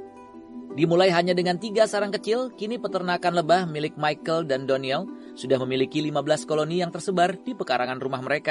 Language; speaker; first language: Indonesian; native; Indonesian